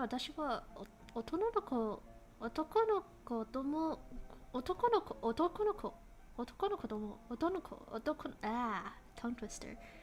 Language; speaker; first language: Japanese; non-native, learner; English